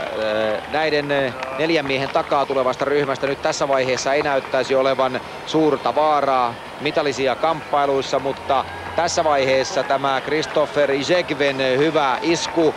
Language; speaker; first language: Finnish; native; Finnish